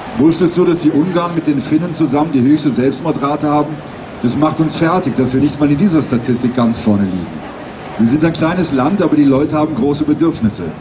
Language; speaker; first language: German; native; German